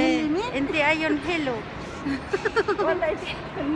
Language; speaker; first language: Arabic; non-native, learner; Waray